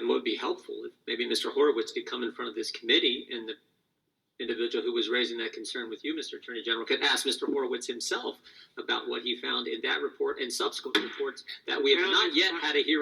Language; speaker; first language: English; native; English